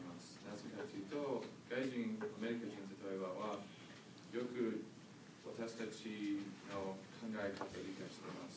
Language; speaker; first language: Japanese; non-native, learner; English